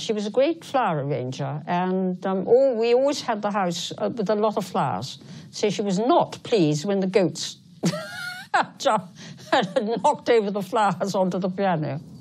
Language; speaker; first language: English; native; English